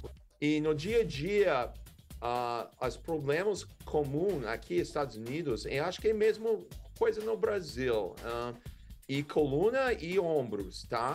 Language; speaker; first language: Portuguese; non-native, learner; English